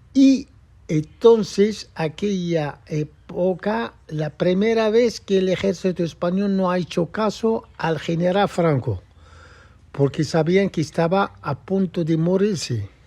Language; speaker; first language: Spanish; non-native, fluent; Arabic